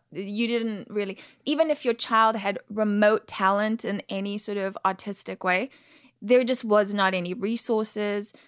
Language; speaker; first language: English; native; English